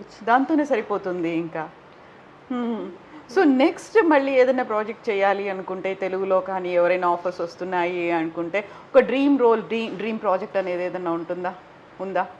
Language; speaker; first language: Telugu; native; Telugu